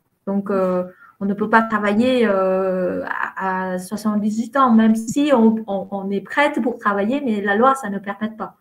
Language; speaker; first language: French; non-native, fluent; Vietnamese